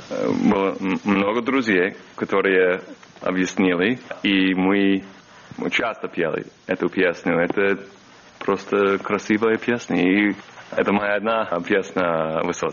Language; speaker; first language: Russian; non-native, learner; English